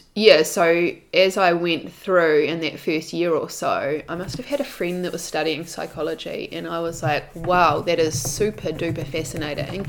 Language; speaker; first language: English; native; English